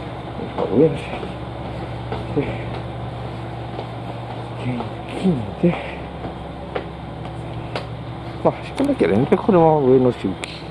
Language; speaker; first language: Japanese; native; Japanese